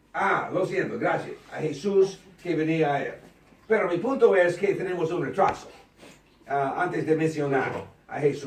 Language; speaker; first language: Spanish; non-native, learner; English